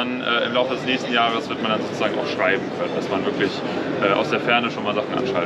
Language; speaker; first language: German; native; German